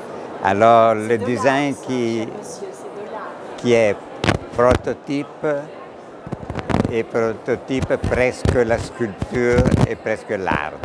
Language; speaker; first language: French; non-native, learner; Italian